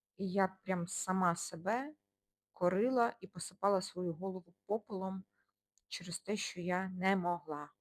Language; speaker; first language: Ukrainian; non-native, local second language; Russian